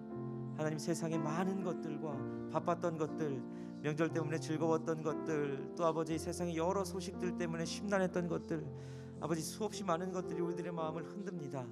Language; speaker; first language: Korean; native; Korean